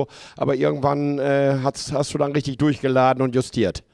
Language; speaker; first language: German; native; German